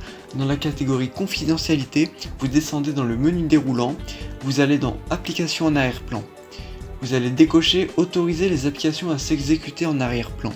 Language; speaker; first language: French; native; French